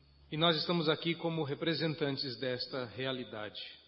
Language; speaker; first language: Portuguese; native; Portuguese